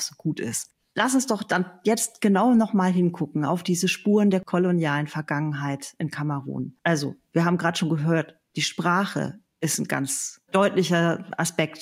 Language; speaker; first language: German; native; German